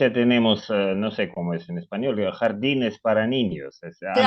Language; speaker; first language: Spanish; non-native, learner; Russian